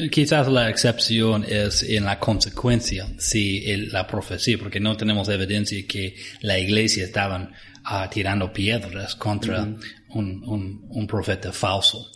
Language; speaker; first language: Spanish; non-native, fluent; English